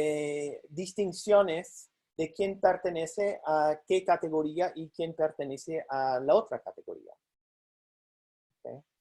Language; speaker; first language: Spanish; non-native, fluent; English